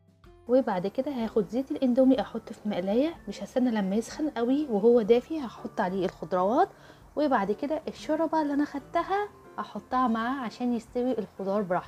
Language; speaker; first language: Arabic; native; Arabic